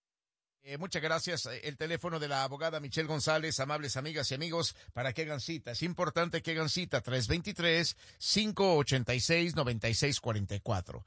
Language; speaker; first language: Spanish; native; Spanish